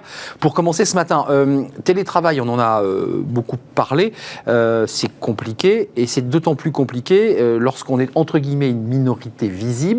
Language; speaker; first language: French; native; French